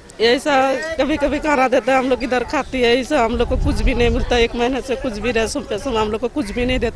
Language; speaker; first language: Hindi; non-native, local second language; Bangla